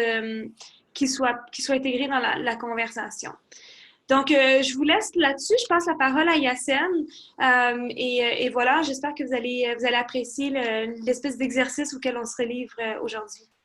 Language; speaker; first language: French; native; French